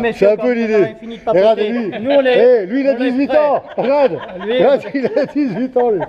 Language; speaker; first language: French; native; French